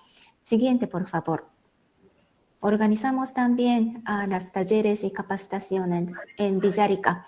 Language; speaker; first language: Spanish; non-native, fluent; Japanese